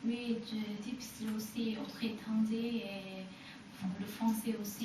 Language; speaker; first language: French; non-native, learner; Korean